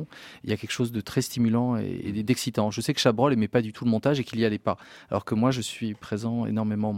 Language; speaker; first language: French; native; French